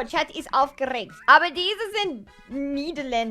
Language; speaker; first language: German; non-native, learner; English